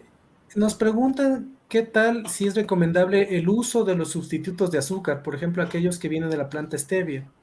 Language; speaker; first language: Spanish; native; Spanish